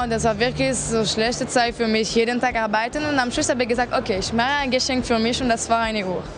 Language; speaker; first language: German; non-native, local second language; French